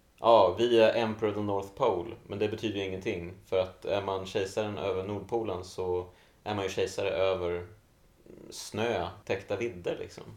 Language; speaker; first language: Swedish; native; Swedish